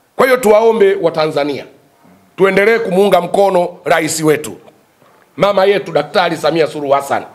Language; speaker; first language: Swahili; native; Swahili